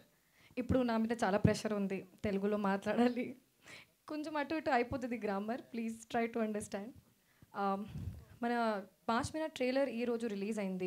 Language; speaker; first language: Telugu; non-native, fluent; Hindi